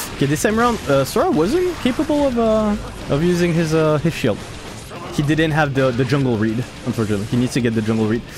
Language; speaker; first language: English; non-native, fluent; French